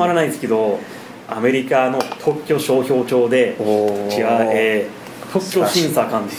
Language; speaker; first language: Japanese; non-native, fluent; English